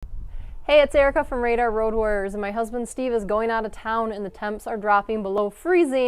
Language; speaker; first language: English; native; English